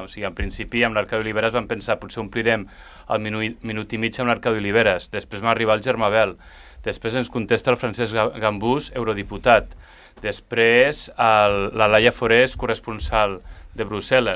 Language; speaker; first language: Catalan; native; Catalan